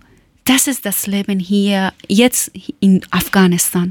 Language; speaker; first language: German; non-native, learner; Persian